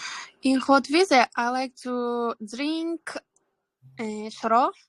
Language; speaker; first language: English; non-native, learner; Kyrgyz